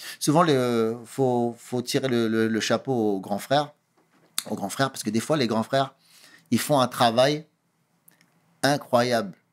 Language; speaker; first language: French; early bilingual, other home language; Kabuverdianu